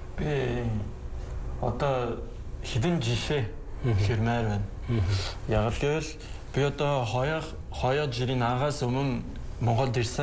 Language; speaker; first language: Mongolian; non-native, learner; French